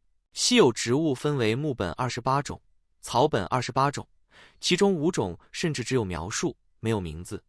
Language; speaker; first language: Chinese; native; Chinese